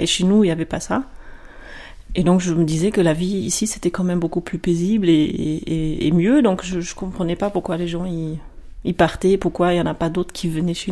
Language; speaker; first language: French; non-native, fluent; German